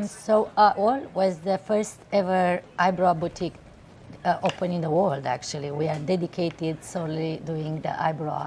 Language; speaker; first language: English; non-native, fluent; Romanian